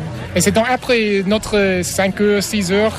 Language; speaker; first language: French; non-native, fluent; English